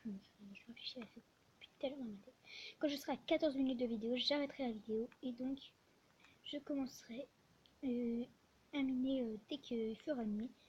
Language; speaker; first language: French; native; French